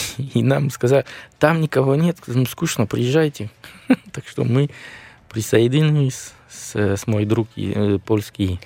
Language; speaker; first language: Russian; non-native, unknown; French